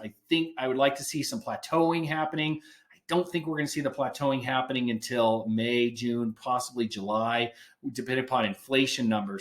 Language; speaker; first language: English; native; English